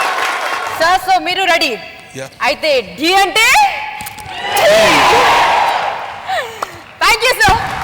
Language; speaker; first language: Telugu; native; Telugu